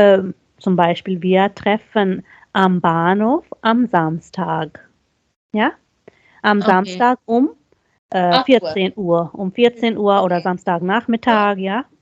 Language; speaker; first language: German; non-native, fluent; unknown